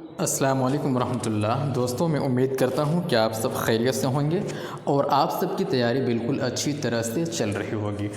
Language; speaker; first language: Urdu; native; Urdu